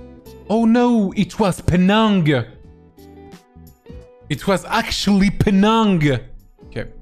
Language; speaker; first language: English; non-native, fluent; French